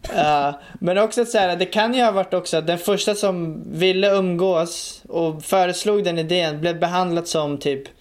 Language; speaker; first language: Swedish; native; Swedish